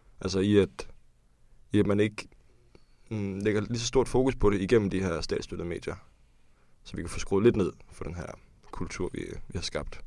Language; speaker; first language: Danish; native; Danish